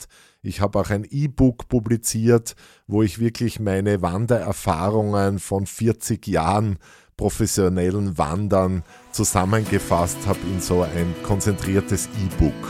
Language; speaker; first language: German; native; German